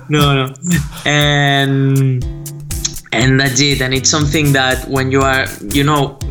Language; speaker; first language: English; non-native, fluent; Spanish